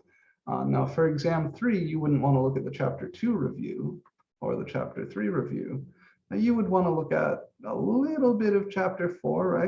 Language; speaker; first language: English; native; English